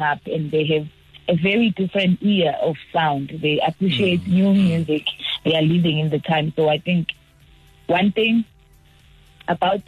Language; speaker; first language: English; non-native, local second language; Zulu